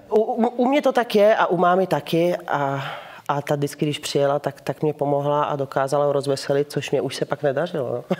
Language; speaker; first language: Czech; early bilingual, heritage; Czech